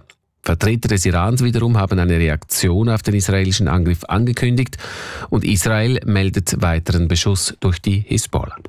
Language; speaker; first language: German; native; German